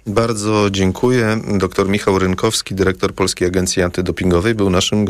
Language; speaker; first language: Polish; native; Polish